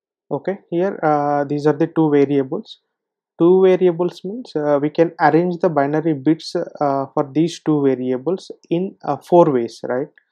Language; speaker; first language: English; non-native, local second language; Telugu